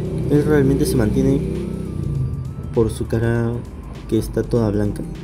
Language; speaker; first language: Spanish; native; Spanish